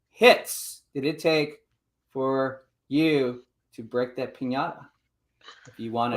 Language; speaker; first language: English; native; English